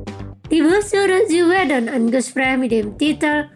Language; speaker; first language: German; non-native, fluent; Indonesian